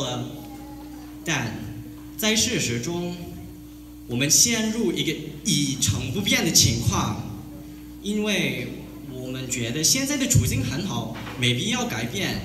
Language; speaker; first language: Chinese; non-native, learner; Cantonese